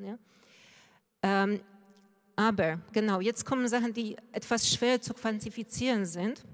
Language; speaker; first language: German; non-native, fluent; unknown